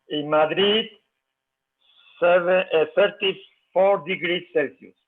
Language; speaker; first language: English; non-native, learner; Spanish